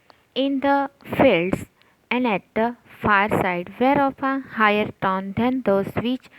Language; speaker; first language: English; non-native, local second language; Gujarati